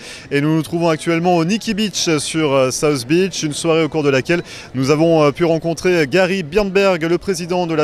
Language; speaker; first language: French; native; French